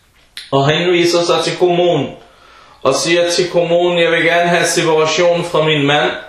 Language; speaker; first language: Danish; early bilingual, other home language; Arabic